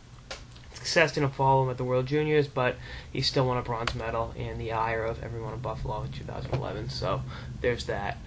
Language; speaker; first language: English; native; English